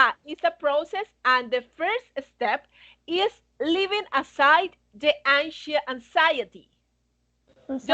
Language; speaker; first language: English; non-native, fluent; Spanish